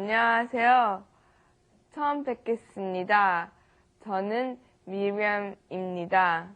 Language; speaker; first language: Korean; non-native, learner; Italian